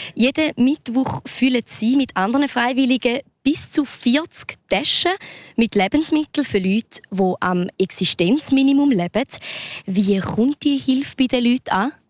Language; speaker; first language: German; native; German